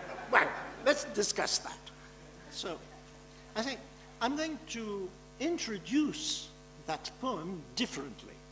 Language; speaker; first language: English; non-native, fluent; French